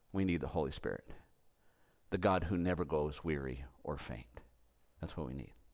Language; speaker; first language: English; native; English